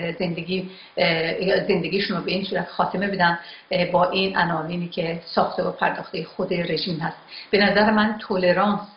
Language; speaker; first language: Persian; non-native, local second language; Azerbaijani